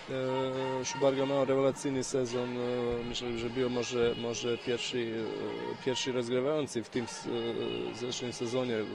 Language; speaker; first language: Polish; non-native, fluent; Bosnian